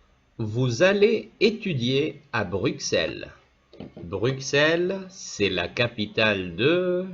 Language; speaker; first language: French; non-native, fluent; Spanish